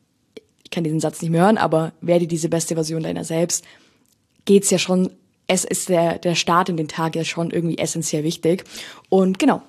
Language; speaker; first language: German; native; German